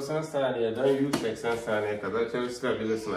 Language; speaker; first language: Turkish; native; Turkish